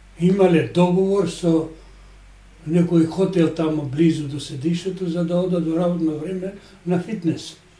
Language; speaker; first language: Macedonian; non-native, local second language; Albanian